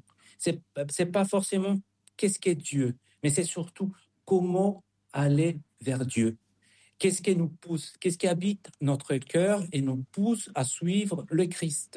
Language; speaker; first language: French; non-native, fluent; Spanish